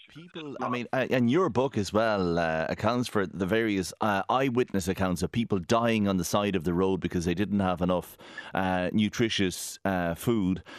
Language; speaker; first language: English; native; English